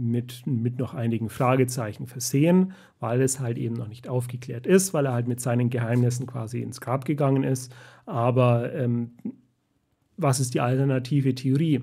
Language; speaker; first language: German; native; German